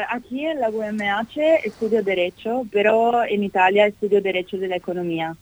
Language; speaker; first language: Spanish; non-native, fluent; Italian